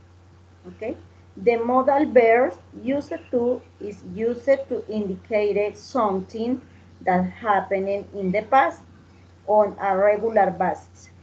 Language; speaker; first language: English; non-native, learner; Spanish